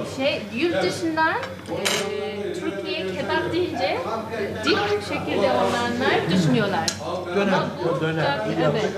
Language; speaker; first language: Turkish; non-native, fluent; Korean